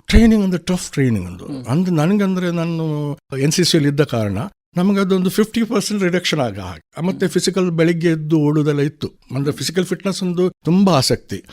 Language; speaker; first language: Kannada; non-native, local second language; Konkani